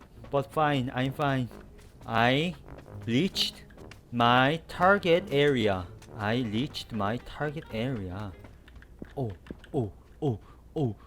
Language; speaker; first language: English; non-native, learner; Korean